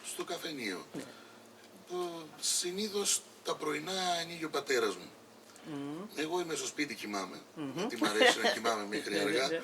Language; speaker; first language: Greek; native; Greek